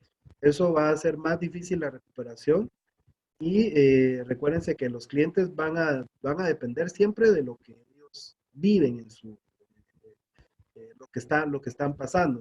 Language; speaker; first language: Spanish; native; Spanish